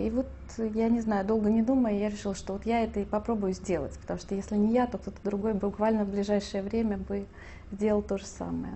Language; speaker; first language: Russian; native; Russian